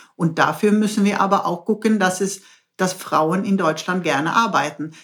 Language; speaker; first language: German; non-native, fluent; Swedish